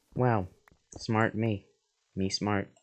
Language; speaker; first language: English; native; English